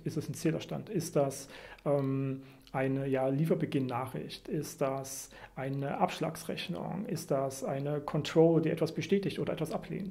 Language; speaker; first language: German; native; German